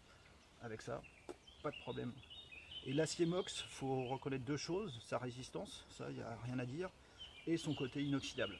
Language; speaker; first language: French; native; French